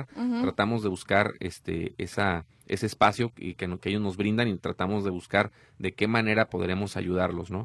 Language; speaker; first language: Spanish; native; Spanish